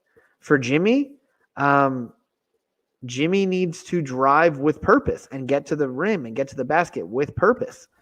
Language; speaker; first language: English; native; English